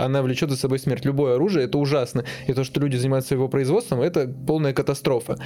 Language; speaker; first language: Russian; native; Russian